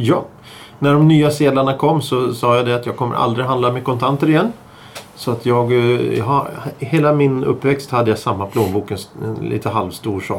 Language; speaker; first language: Swedish; native; Swedish